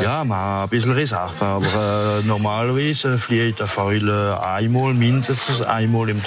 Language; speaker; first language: German; non-native, local second language; French